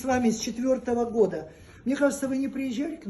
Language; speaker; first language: Russian; native; Russian